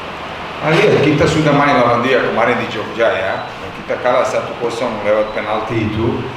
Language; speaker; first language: Indonesian; non-native, fluent; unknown